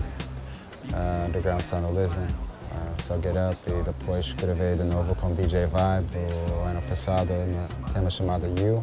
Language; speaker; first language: Portuguese; non-native, fluent; English